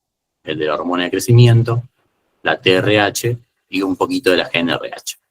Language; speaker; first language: Spanish; native; Spanish